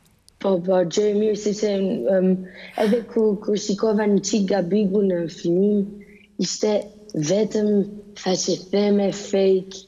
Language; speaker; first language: Albanian; early bilingual, heritage; Albanian